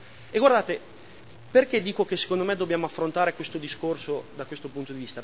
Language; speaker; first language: Italian; native; Italian